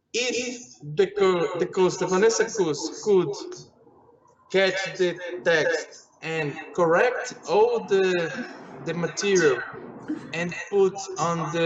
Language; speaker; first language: English; non-native, learner; Portuguese